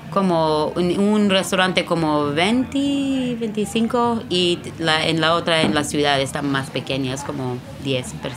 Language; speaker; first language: Spanish; non-native, learner; Hebrew